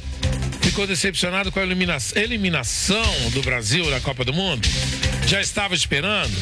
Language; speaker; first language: Portuguese; native; Portuguese